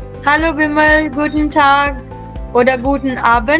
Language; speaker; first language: German; non-native, fluent; Hindi